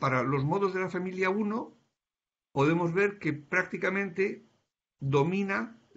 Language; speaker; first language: Spanish; native; Spanish